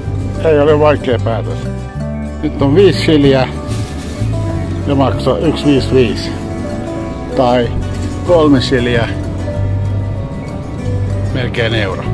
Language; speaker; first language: Finnish; non-native, local second language; Swedish